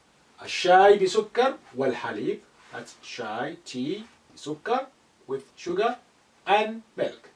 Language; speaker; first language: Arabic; non-native, fluent; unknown